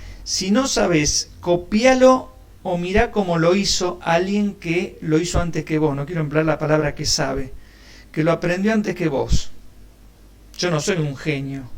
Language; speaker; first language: Spanish; native; Spanish